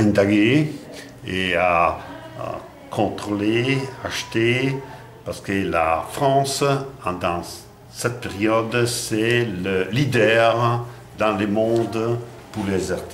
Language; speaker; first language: French; non-native, fluent; Italian